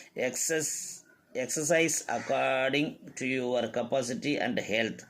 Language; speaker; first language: English; non-native, local second language; Tamil